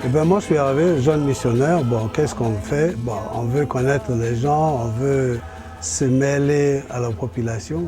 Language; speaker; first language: French; non-native, fluent; German